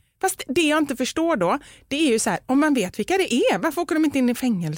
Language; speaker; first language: Swedish; native; Swedish